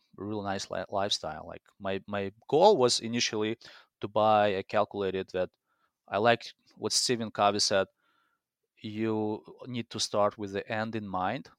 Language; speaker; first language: English; non-native, fluent; Russian